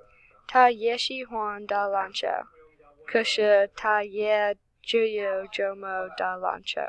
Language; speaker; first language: Chinese; non-native, learner; English